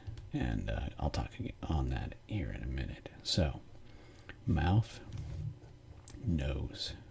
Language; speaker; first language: English; native; English